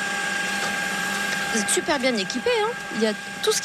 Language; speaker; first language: French; native; French